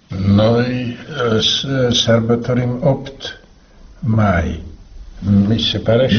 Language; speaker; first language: Romanian; non-native, fluent; Slovak